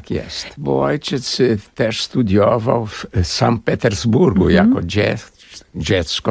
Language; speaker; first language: Polish; early bilingual, heritage; Portuguese